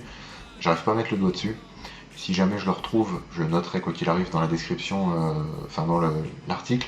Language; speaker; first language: French; native; French